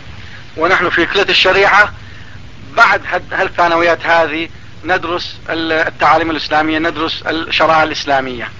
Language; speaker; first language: Arabic; non-native, fluent; Turkish